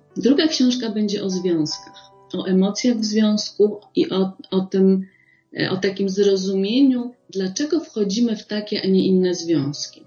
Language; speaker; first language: Polish; native; Polish